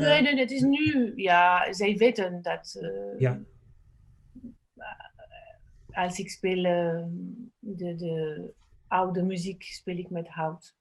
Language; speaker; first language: Dutch; non-native, fluent; French